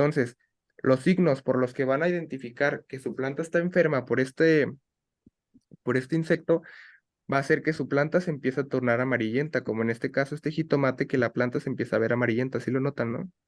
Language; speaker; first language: Spanish; native; Spanish